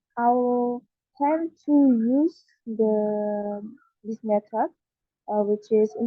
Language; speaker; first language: English; non-native, learner; Indonesian